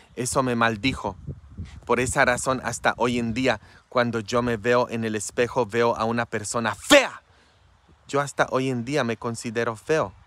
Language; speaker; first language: Spanish; non-native, fluent; Polish